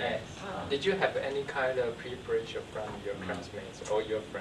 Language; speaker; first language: English; non-native, learner; Chinese